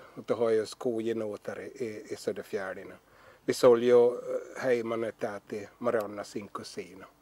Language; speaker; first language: Swedish; native; Swedish